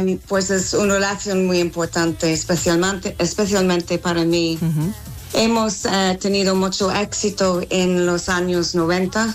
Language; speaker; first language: Spanish; non-native, fluent; English